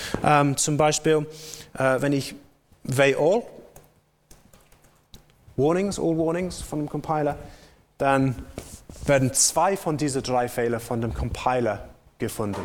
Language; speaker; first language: German; non-native, fluent; English